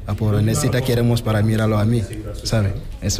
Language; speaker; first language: Spanish; non-native, learner; Wolof